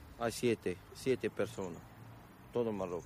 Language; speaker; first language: Spanish; non-native, learner; Arabic